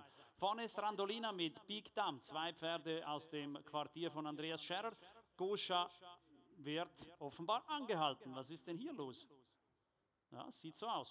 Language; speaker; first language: German; native; German